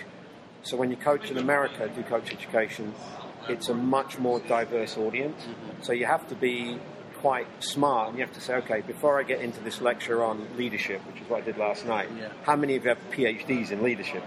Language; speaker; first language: English; native; English